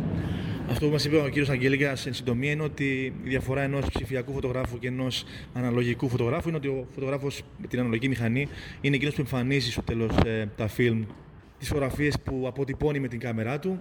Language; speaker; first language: Greek; native; Greek